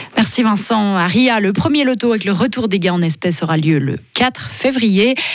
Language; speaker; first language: French; native; French